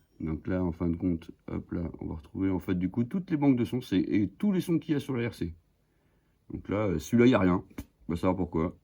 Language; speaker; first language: French; native; French